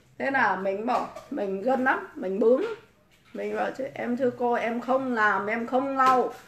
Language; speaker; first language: Vietnamese; native; Vietnamese